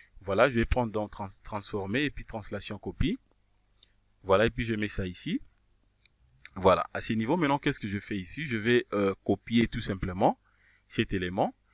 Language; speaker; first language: French; non-native, local second language; Kongo